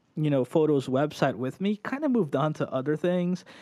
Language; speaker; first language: English; early bilingual, other home language; Portuguese